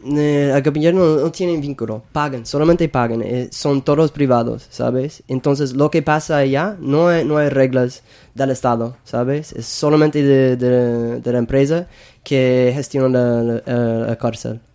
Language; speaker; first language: Spanish; non-native, fluent; English